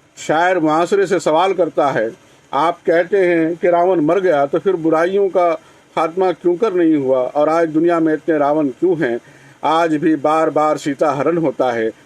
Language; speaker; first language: Urdu; native; Urdu